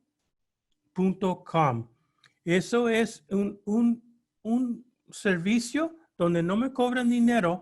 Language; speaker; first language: Spanish; early bilingual, heritage; Spanish